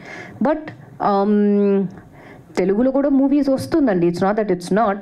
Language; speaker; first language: Telugu; non-native, fluent; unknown